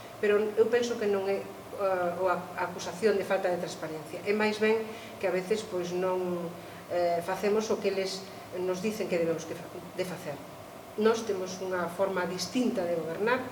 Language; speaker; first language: Galician; native; Galician